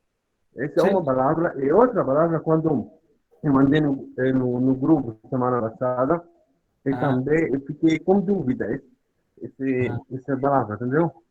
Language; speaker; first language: Portuguese; non-native, learner; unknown